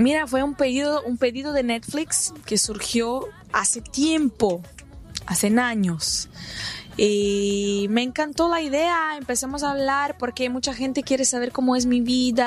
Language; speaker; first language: Spanish; non-native, fluent; Portuguese